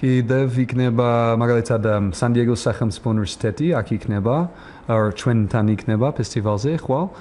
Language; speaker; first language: Georgian; non-native, learner; English